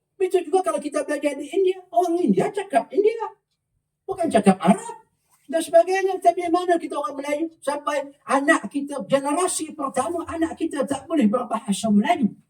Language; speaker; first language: Malay; native; Malay